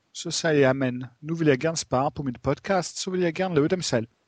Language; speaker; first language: Danish; non-native, fluent; French